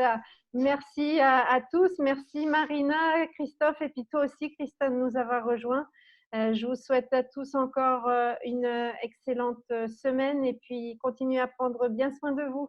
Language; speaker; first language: French; native; French